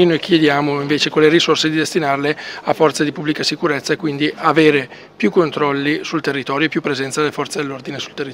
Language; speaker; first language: Italian; native; Italian